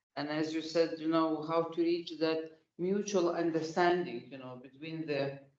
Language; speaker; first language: English; non-native, fluent; Lithuanian